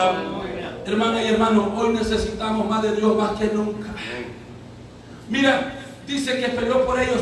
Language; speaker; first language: Spanish; native; Spanish